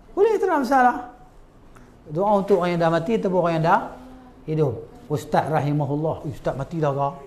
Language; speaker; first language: Malay; native; Malay